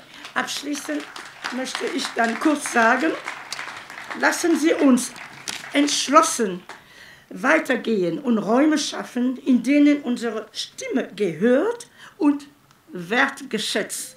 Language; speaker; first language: German; non-native, fluent; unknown